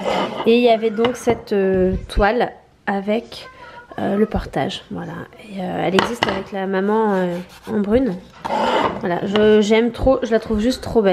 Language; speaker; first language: French; native; French